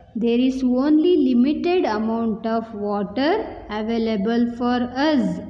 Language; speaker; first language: English; non-native, local second language; Kannada